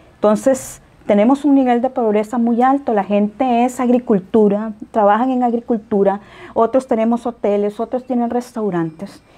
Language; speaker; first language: Spanish; native; Spanish